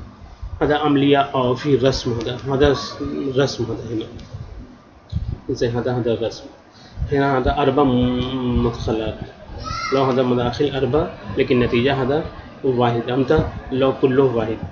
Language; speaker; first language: Arabic; non-native, learner; Urdu